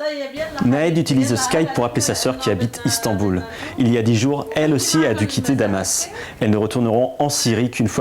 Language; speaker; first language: French; native; French